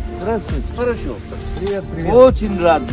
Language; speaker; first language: Russian; non-native, learner; Bangla